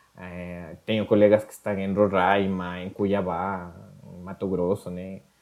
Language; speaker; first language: Portuguese; non-native, fluent; Spanish